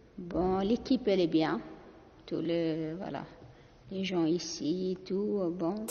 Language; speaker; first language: French; non-native, learner; Arabic